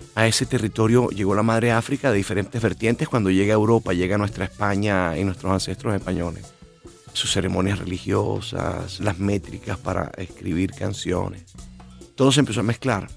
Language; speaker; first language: Spanish; native; Spanish